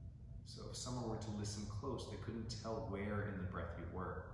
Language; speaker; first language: English; native; English